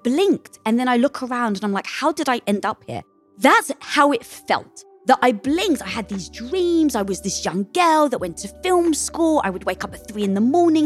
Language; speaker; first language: English; native; English